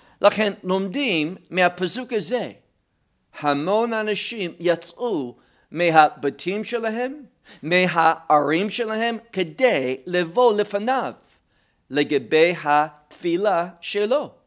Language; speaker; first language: Hebrew; non-native, fluent; English